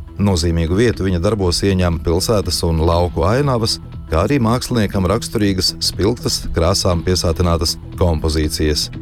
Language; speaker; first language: Latvian; native; Latvian